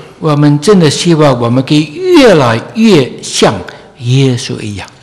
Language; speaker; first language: Chinese; non-native, fluent; English